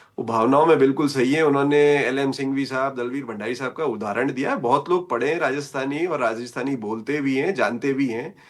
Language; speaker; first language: Hindi; native; Hindi